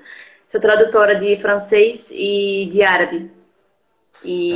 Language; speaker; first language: Portuguese; non-native, fluent; Arabic